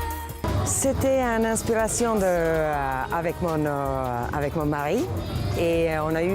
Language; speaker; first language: French; non-native, fluent; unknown